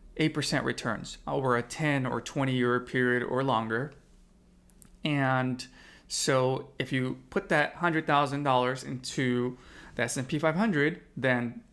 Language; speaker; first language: English; native; English